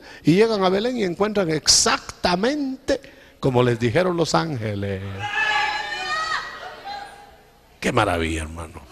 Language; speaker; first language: Spanish; native; Spanish